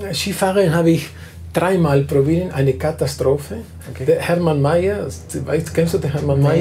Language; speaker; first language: German; non-native, fluent; Spanish